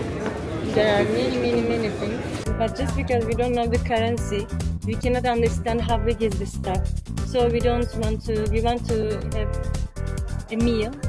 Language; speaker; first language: English; non-native, learner; Turkish